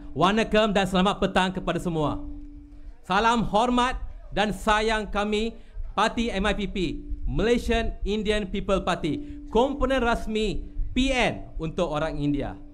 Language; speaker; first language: Malay; non-native, local second language; Tamil